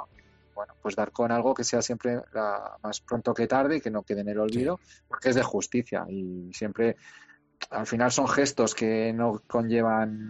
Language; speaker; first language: Spanish; native; Spanish